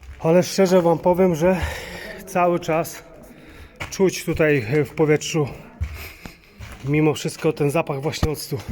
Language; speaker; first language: Polish; native; Polish